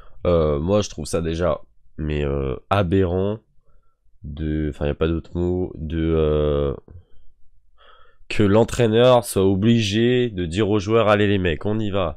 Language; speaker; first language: French; native; French